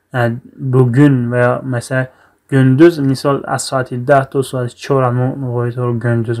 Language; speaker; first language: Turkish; non-native, fluent; Tajik